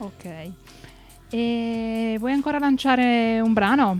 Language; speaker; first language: Italian; native; Italian